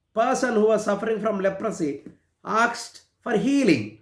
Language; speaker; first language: English; non-native, local second language; Telugu